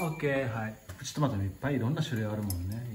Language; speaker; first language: Japanese; native; Japanese